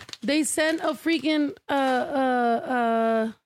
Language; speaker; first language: English; early bilingual, other home language; Spanish